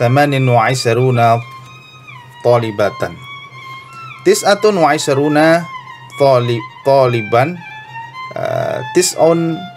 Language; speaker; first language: Arabic; non-native, fluent; Indonesian